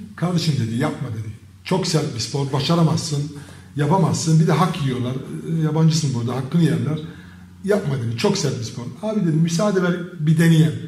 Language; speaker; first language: Turkish; early bilingual, heritage; Turkish